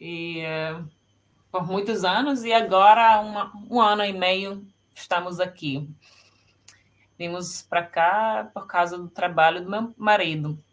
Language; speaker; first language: Portuguese; non-native, fluent; Finnish